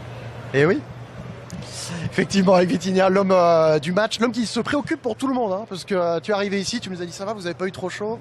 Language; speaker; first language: French; native; French